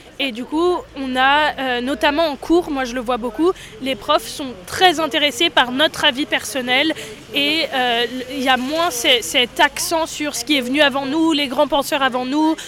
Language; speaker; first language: French; native; French